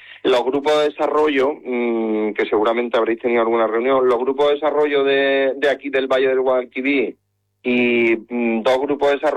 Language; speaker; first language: Spanish; native; Spanish